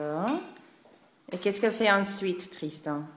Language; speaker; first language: French; non-native, fluent; English